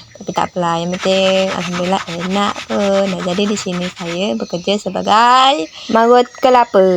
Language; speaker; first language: Malay; native; Malay